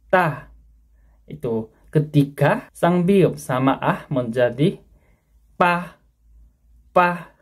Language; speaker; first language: Indonesian; non-native, fluent; Korean